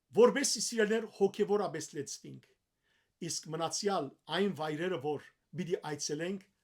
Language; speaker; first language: Armenian; early bilingual, heritage; Armenian